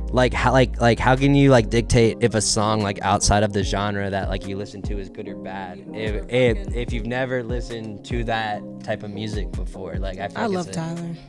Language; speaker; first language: English; native; English